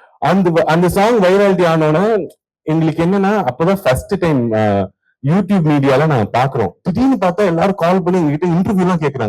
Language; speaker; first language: Tamil; native; Tamil